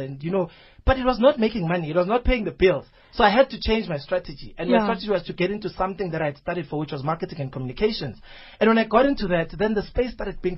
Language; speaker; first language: English; non-native, local second language; Zulu